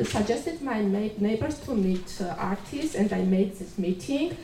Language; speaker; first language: English; non-native, fluent; Georgian